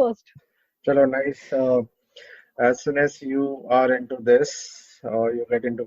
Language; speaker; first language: English; non-native, local second language; Hindi